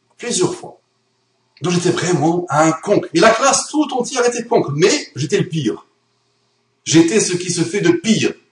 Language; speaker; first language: French; early bilingual, other home language; Arabic